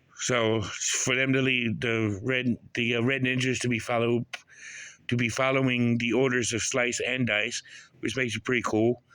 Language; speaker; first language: English; native; English